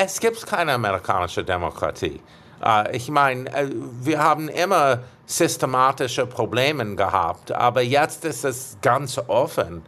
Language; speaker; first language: German; non-native, fluent; English